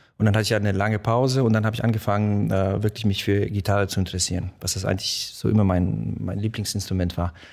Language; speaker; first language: German; early bilingual, other home language; Polish